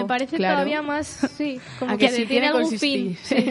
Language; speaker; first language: Spanish; native; Spanish